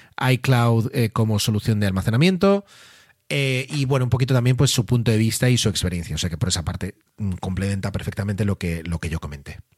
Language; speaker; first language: Spanish; native; Spanish